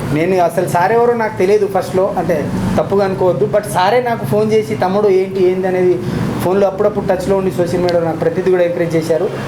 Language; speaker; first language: Telugu; non-native, local second language; Lambadi